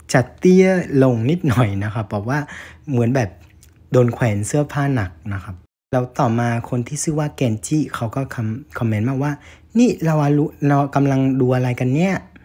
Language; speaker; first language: Thai; non-native, fluent; Vietnamese